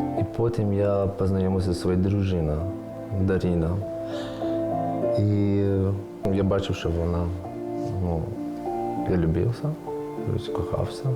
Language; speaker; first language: Ukrainian; non-native, learner; Persian